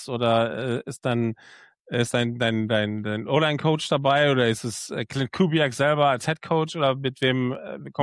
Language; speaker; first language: German; native; German